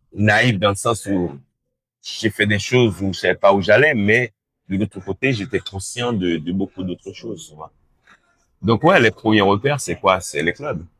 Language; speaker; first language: French; early bilingual, other home language; Haitian Creole